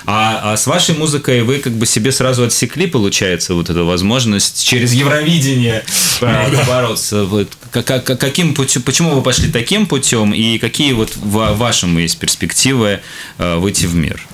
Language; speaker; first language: Russian; native; Russian